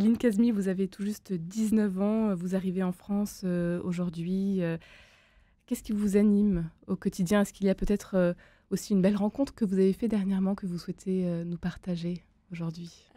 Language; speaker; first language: French; native; French